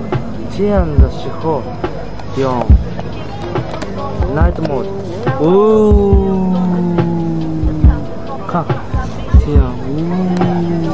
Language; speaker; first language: Chinese; non-native, learner; Japanese